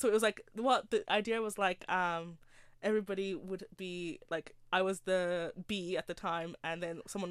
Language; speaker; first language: English; native; English